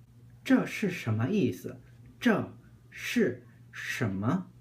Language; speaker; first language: Chinese; non-native, fluent; Korean